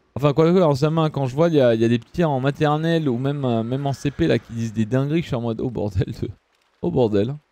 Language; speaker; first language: French; early bilingual, other home language; Italian